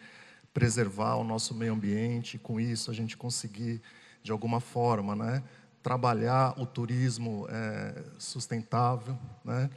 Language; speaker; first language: Portuguese; native; Portuguese